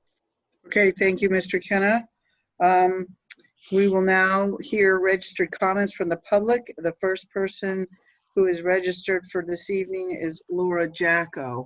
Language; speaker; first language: English; native; English